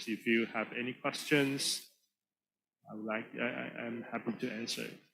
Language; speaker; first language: English; non-native, fluent; Chinese